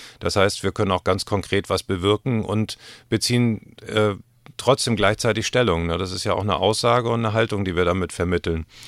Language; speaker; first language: German; native; German